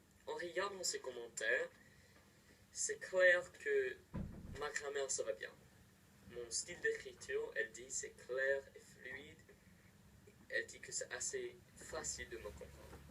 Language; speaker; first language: French; non-native, fluent; English